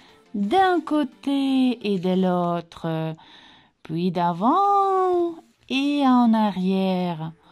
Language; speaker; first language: French; non-native, fluent; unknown